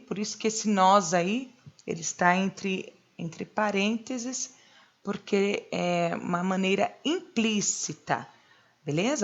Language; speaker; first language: Portuguese; native; Portuguese